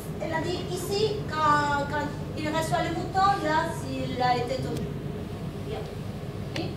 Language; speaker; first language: French; non-native, fluent; Spanish